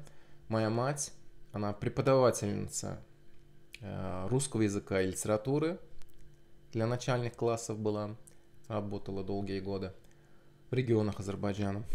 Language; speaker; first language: Russian; non-native, local second language; Azerbaijani